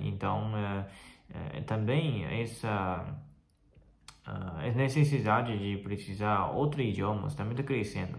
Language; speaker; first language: Portuguese; non-native, fluent; Chinese